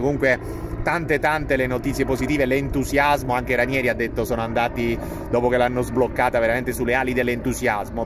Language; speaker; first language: Italian; native; Italian